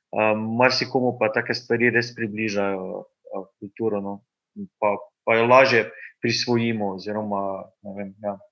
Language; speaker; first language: Slovenian; native; Slovenian